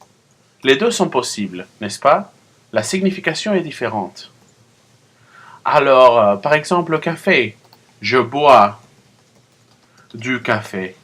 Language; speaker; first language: French; non-native, fluent; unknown